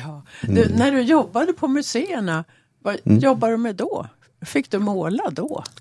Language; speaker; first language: Swedish; native; Swedish